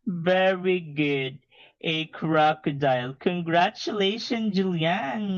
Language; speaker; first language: English; non-native, fluent; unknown